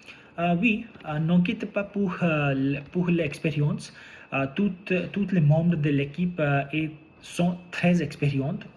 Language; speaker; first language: French; non-native, learner; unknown